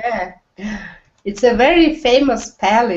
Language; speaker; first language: English; non-native, learner; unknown